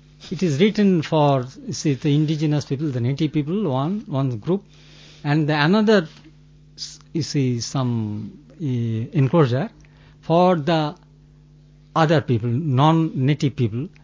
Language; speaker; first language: English; non-native, local second language; Bangla